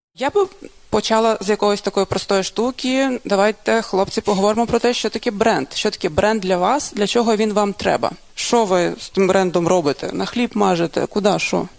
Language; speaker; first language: Ukrainian; native; Ukrainian